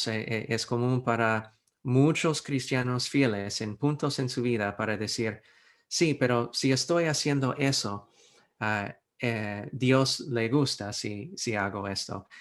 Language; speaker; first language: Spanish; non-native, fluent; English